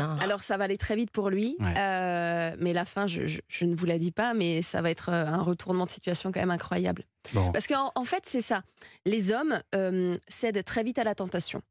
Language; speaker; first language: French; native; French